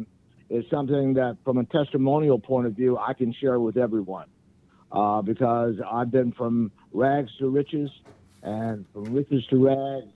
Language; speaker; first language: English; native; English